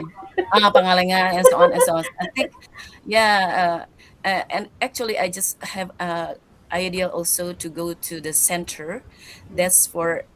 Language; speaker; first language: English; non-native, learner; Indonesian